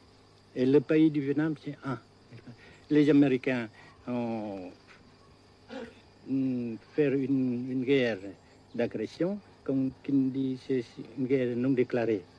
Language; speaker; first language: French; non-native, fluent; Vietnamese